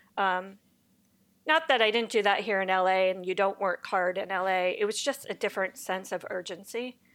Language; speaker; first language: English; native; English